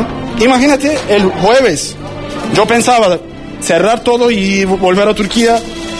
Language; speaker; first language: Spanish; non-native, learner; Turkish